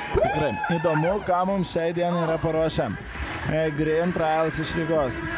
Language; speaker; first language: Lithuanian; native; Lithuanian